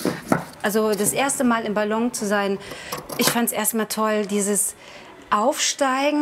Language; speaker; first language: German; native; German